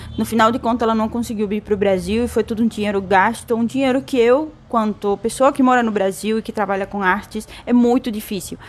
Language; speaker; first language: Portuguese; non-native, fluent; Spanish